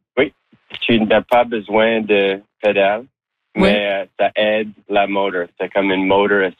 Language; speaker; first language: French; non-native, local second language; English